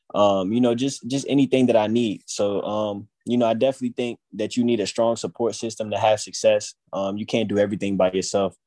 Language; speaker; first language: English; native; English